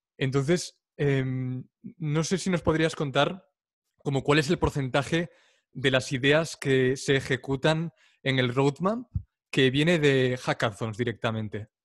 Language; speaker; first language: Spanish; native; Spanish